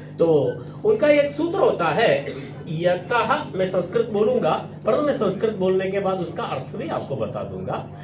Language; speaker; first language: Hindi; non-native, local second language; Malayalam